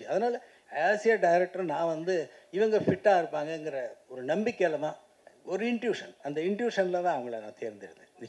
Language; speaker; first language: Tamil; native; Tamil